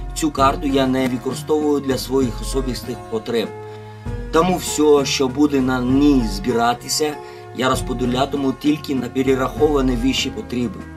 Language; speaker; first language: Ukrainian; non-native, fluent; Russian